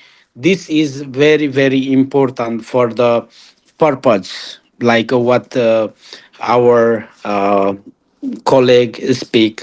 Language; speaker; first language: English; non-native, learner; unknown